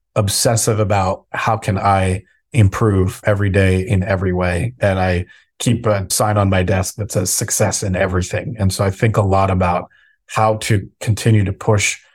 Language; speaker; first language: English; native; English